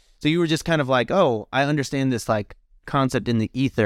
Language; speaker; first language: English; early bilingual, other home language; Spanish